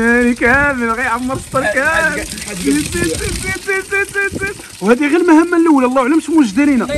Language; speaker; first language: Arabic; native; Arabic